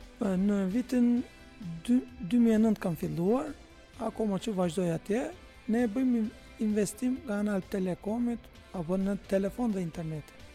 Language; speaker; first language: Albanian; non-native, fluent; Turkish